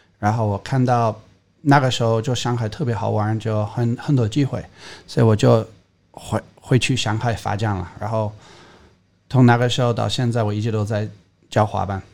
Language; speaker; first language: Chinese; non-native, fluent; English